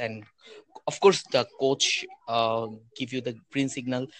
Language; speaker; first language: English; non-native, local second language; Bangla